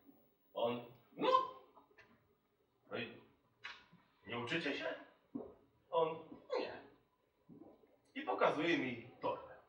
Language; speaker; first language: Polish; non-native, fluent; Kurdish